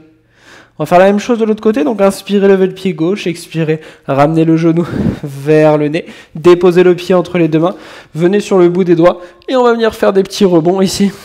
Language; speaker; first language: French; native; French